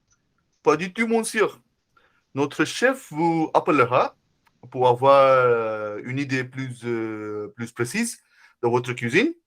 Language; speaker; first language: French; non-native, fluent; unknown